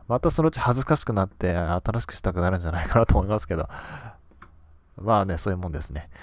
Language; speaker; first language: Japanese; native; Japanese